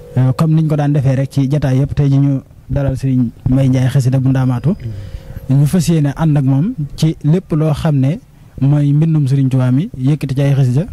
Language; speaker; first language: Wolof; native; Wolof